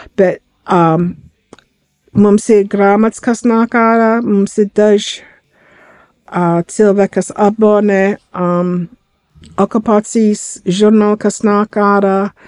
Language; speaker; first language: Latvian; early bilingual, heritage; Latvian